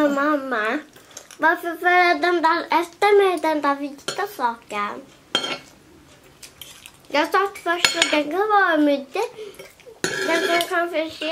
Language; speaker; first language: Swedish; early bilingual, other home language; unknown